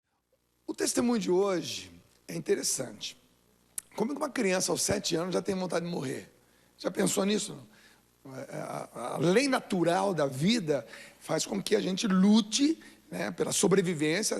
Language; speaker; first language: Portuguese; native; Portuguese